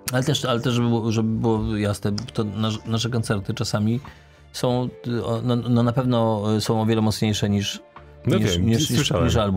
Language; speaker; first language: Polish; native; Polish